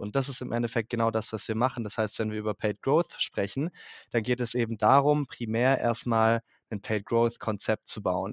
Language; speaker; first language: German; native; German